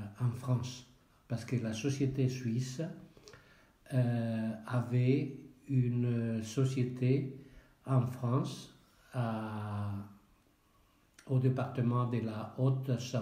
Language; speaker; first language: French; non-native, fluent; Spanish